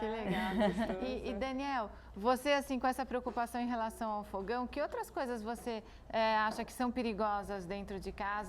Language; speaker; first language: Portuguese; native; Portuguese